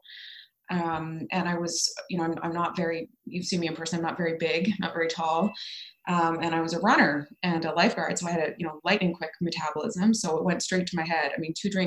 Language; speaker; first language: English; native; English